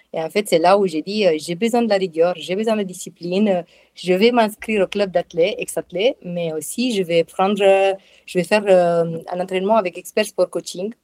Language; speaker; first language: French; non-native, fluent; Romanian